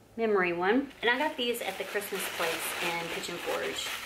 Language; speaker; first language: English; native; English